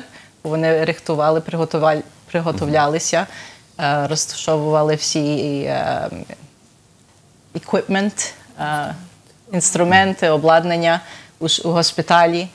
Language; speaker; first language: Ukrainian; early bilingual, heritage; Ukrainian